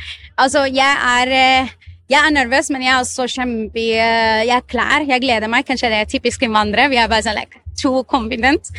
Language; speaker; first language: Norwegian; non-native, learner; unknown